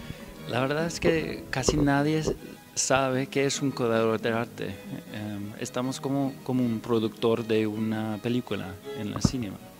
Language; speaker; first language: Spanish; non-native, fluent; English